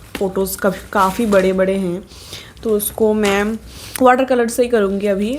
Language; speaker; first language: Hindi; non-native, local second language; Bangla